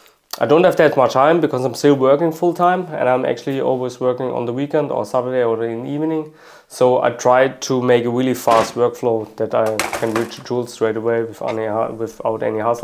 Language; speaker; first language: English; non-native, fluent; German